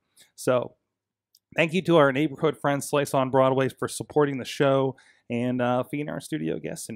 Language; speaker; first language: English; native; English